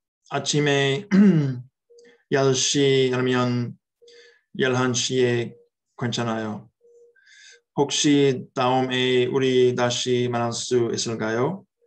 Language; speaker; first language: Korean; non-native, learner; English